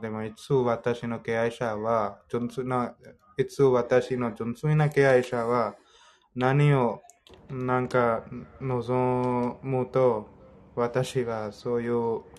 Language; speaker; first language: Japanese; non-native, fluent; Hindi